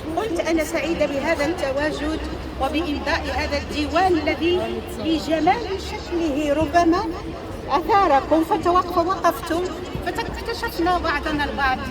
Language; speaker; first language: Arabic; non-native, local second language; Tachelhit